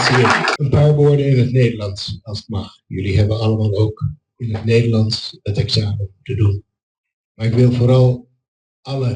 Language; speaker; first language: Dutch; non-native, local second language; Papiamento